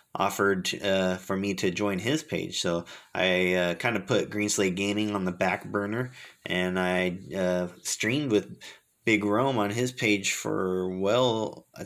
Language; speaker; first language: English; native; English